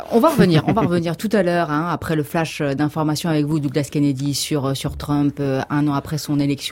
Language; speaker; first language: French; native; French